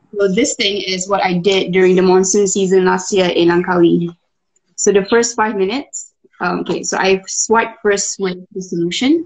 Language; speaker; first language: English; non-native, local second language; Malay